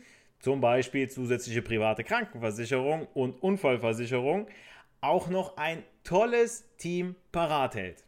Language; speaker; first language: German; native; German